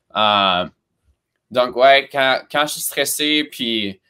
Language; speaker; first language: French; early bilingual, other home language; Romanian